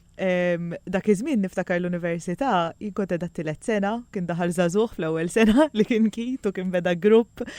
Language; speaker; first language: Maltese; native; Maltese